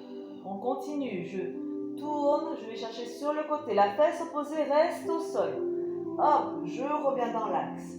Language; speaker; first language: French; native; French